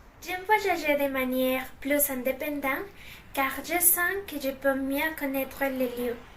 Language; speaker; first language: French; non-native, learner; Spanish